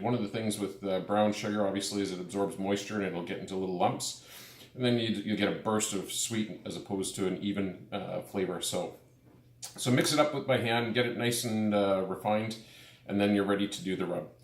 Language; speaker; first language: English; native; English